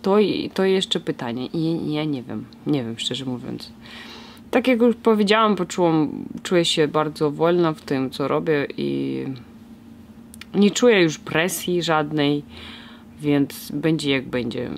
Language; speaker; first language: Polish; non-native, fluent; Russian